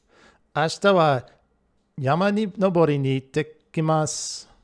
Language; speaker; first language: Japanese; non-native, learner; English